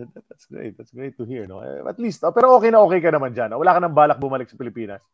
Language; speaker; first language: Filipino; native; Filipino